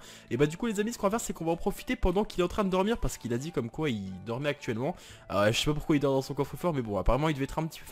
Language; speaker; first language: French; native; French